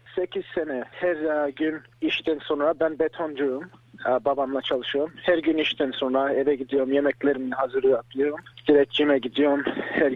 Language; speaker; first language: Turkish; early bilingual, heritage; Turkish